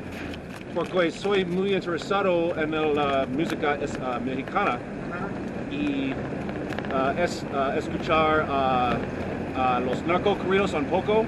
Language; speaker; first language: Spanish; non-native, learner; English